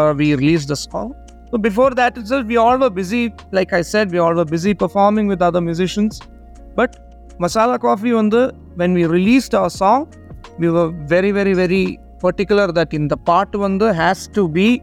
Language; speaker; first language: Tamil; non-native, learner; Malayalam